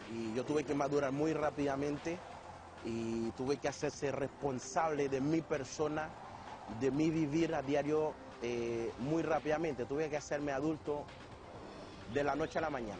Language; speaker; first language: Spanish; non-native, fluent; Haitian Creole